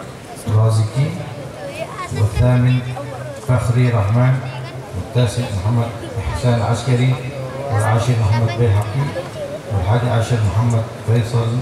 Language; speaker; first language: Arabic; non-native, fluent; Indonesian